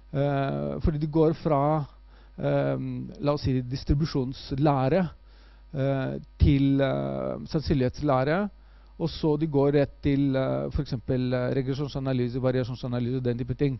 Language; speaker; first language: Norwegian; non-native, fluent; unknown